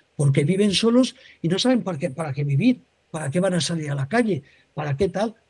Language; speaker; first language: Spanish; native; Spanish